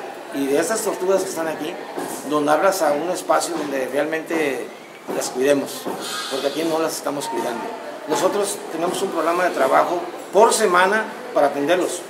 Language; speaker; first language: Spanish; native; Spanish